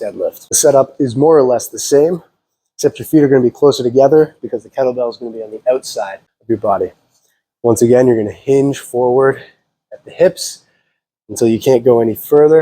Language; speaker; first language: English; native; English